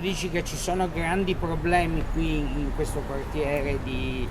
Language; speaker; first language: Italian; native; Italian